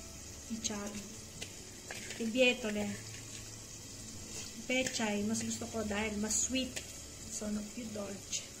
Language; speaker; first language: Italian; non-native, learner; Filipino